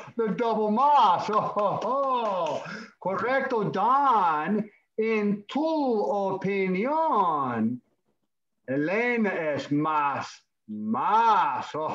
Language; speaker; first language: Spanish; non-native, fluent; English